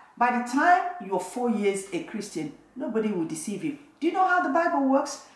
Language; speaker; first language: English; non-native, local second language; Igbo